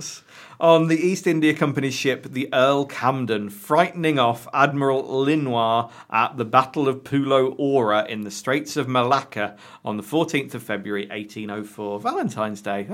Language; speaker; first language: English; native; English